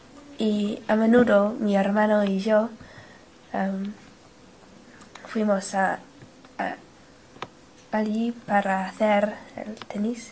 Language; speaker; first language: Spanish; non-native, learner; English